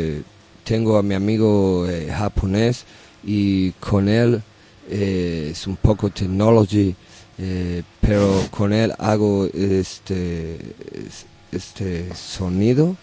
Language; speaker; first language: Spanish; non-native, learner; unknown